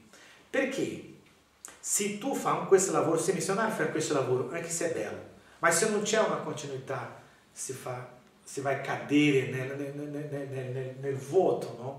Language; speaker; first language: Italian; non-native, learner; Portuguese